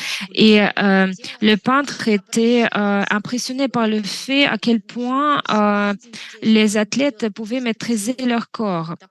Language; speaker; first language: French; non-native, fluent; Russian